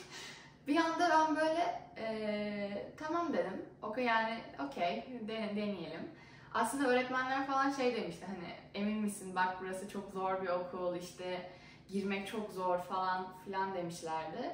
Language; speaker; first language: Turkish; early bilingual, heritage; Turkish